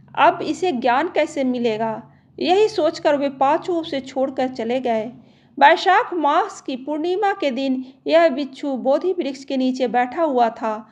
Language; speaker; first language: Hindi; native; Hindi